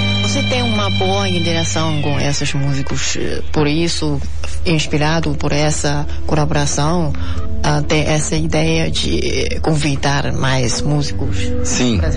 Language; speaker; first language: Portuguese; non-native, fluent; Chinese